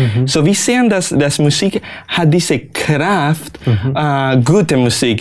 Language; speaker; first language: German; non-native, learner; Spanish